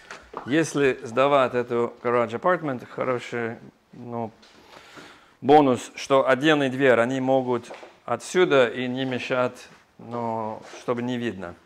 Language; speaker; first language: Russian; non-native, learner; English